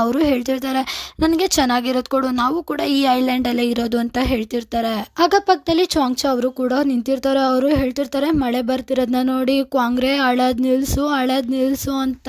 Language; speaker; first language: Kannada; native; Kannada